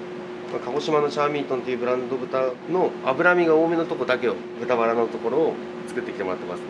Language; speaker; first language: Japanese; native; Japanese